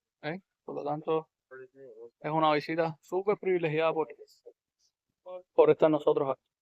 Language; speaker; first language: Spanish; native; Spanish